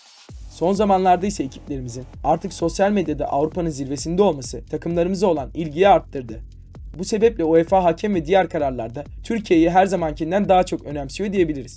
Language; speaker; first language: Turkish; native; Turkish